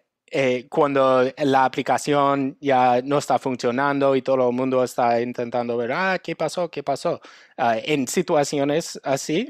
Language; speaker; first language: Spanish; non-native, fluent; English